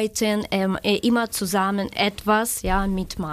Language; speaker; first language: German; non-native, fluent; Ukrainian